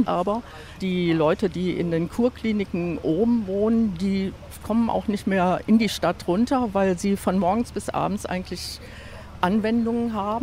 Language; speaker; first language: German; native; German